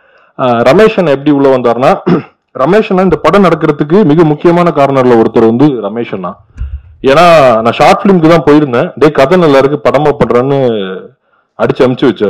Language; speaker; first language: Tamil; native; Tamil